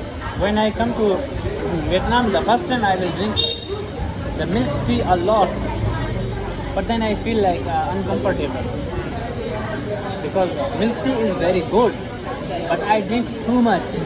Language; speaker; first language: English; non-native, learner; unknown